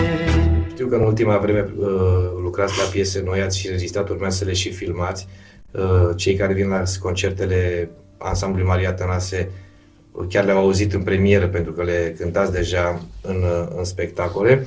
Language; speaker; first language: Romanian; native; Romanian